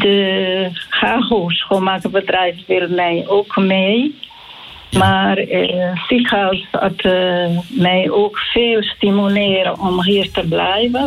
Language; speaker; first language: Dutch; non-native, fluent; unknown